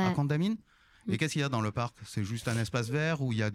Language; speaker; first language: French; native; French